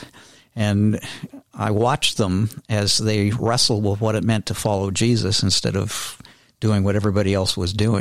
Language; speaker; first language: English; native; English